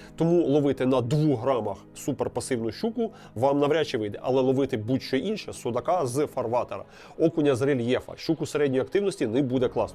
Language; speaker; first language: Ukrainian; native; Ukrainian